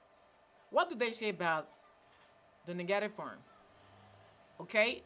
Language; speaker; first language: English; non-native, fluent; Haitian Creole